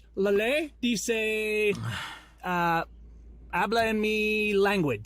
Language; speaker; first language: Spanish; non-native, learner; English